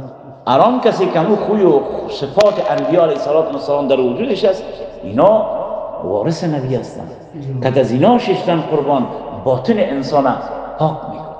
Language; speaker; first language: Persian; native; Persian